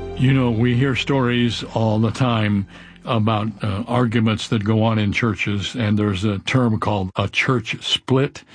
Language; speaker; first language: English; native; English